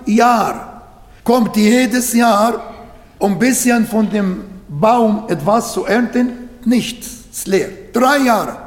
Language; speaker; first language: German; non-native, learner; Arabic